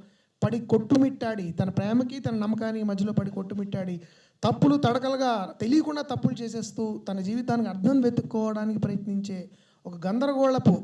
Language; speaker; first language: Telugu; native; Telugu